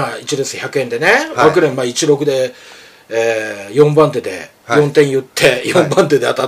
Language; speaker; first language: Japanese; native; Japanese